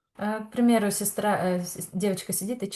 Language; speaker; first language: Russian; native; Russian